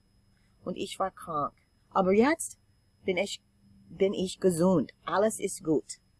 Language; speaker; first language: German; non-native, fluent; English